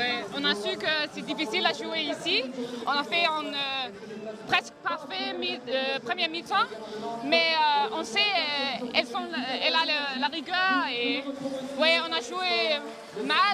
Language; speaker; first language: French; non-native, learner; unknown